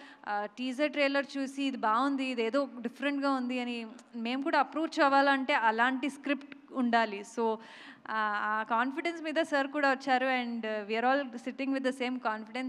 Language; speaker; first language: Telugu; non-native, local second language; Kannada